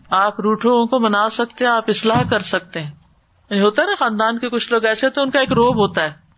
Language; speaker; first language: Urdu; native; Urdu